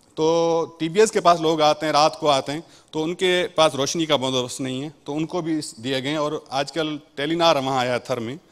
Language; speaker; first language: Urdu; non-native, local second language; Sindhi